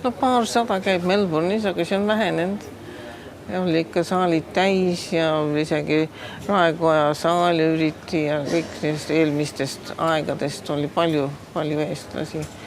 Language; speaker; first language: Estonian; early bilingual, heritage; Estonian